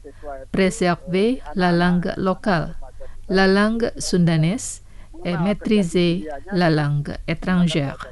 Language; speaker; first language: French; non-native, fluent; Indonesian